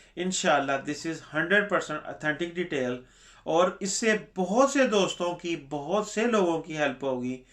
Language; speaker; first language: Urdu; non-native, local second language; Punjabi